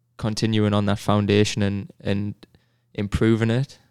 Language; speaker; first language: English; native; English